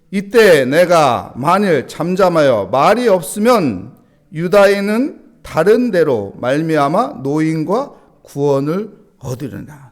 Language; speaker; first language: Korean; native; Korean